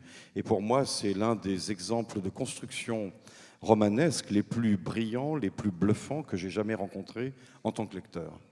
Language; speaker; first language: French; native; French